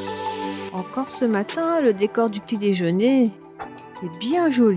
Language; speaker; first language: French; native; French